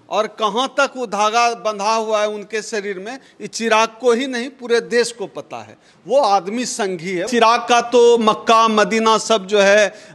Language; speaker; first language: Hindi; native; Hindi